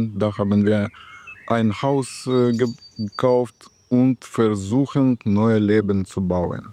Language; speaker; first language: German; non-native, learner; Russian